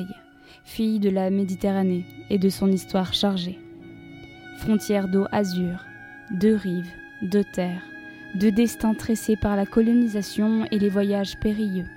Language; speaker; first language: French; native; French